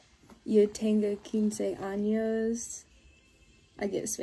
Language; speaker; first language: Spanish; non-native, learner; English